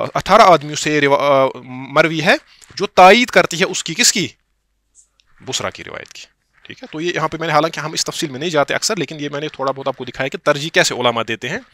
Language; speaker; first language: Urdu; non-native, local second language; Kashmiri